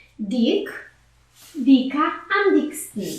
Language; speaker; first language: German; non-native, fluent; Polish